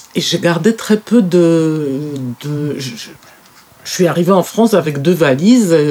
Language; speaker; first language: French; non-native, fluent; Polish